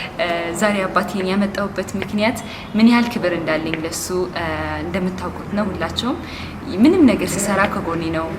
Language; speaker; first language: Amharic; early bilingual, heritage; Amharic